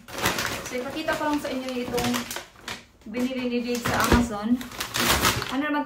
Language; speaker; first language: Filipino; native; Filipino